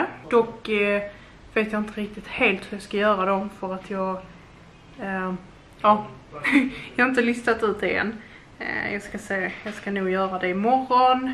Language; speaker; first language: Swedish; native; Swedish